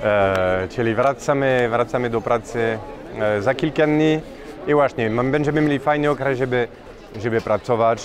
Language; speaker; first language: Polish; non-native, fluent; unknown